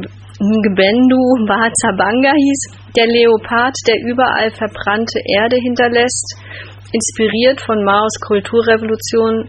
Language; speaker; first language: German; native; German